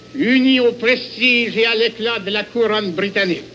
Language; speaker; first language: French; native; French